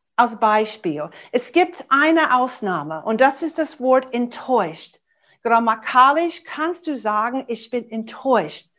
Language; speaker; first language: German; non-native, fluent; English